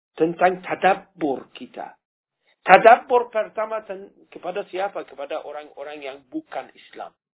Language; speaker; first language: Indonesian; non-native, fluent; Persian